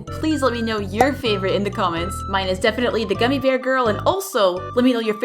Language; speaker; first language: English; native; English